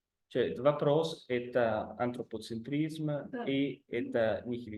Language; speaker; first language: Russian; non-native, fluent; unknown